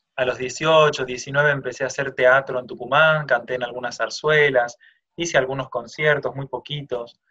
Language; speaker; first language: Spanish; native; Spanish